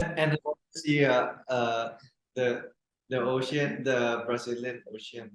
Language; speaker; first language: English; non-native, learner; Thai